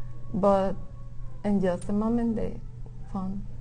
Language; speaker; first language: English; non-native, local second language; Spanish